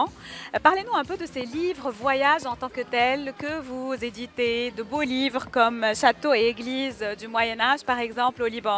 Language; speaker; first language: French; native; French